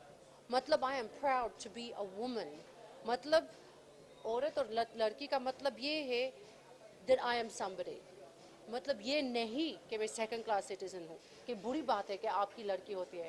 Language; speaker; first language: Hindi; early bilingual, heritage; English